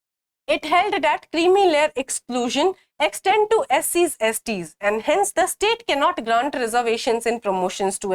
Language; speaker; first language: English; non-native, local second language; Hindi